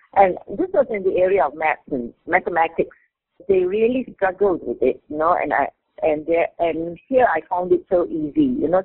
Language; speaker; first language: English; non-native, local second language; Min Nan Chinese